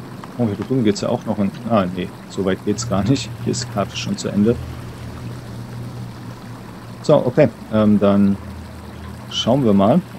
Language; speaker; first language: German; native; German